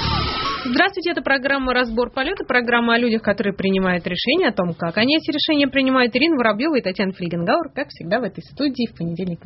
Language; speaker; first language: Russian; native; Russian